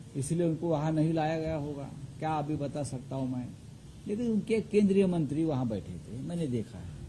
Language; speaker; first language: Hindi; non-native, local second language; Marathi